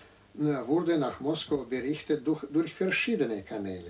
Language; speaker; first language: German; non-native, fluent; Russian